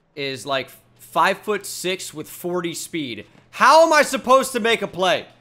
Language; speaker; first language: English; native; English